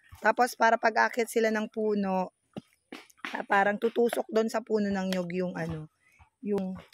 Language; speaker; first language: Filipino; non-native, local second language; Bikol